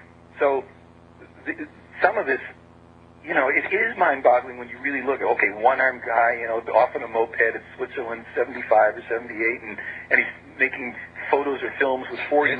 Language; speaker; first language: English; native; English